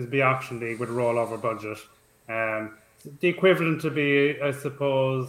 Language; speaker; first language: English; native; English